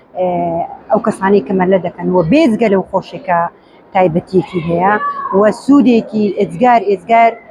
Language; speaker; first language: Central Kurdish; native; Central Kurdish